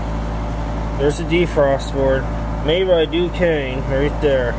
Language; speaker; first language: English; native; English